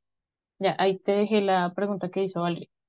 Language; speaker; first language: Spanish; native; Spanish